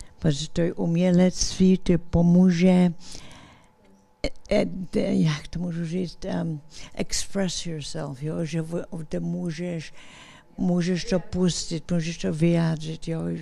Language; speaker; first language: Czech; early bilingual, heritage; English